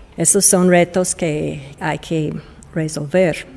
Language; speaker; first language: Spanish; non-native, fluent; English